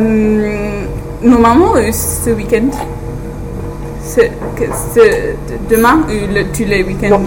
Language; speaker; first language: French; non-native, learner; English